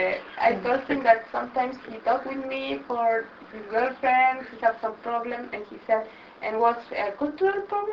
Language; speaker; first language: English; non-native, local second language; Spanish